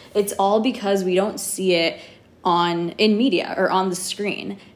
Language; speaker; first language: English; native; English